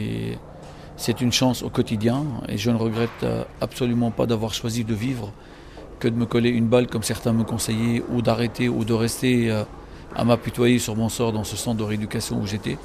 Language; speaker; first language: French; non-native, local second language; Arabic